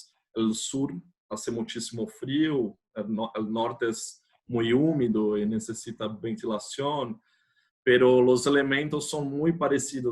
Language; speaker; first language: Spanish; non-native, fluent; Portuguese